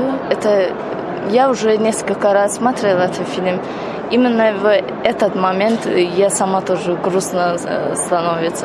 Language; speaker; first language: Russian; non-native, local second language; Azerbaijani